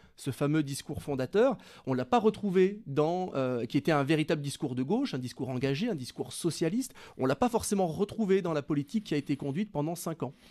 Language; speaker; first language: French; native; French